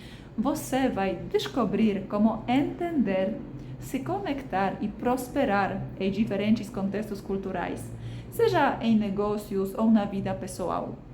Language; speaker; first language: Portuguese; non-native, fluent; Polish